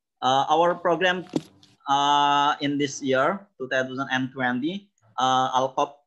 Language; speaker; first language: English; non-native, learner; Indonesian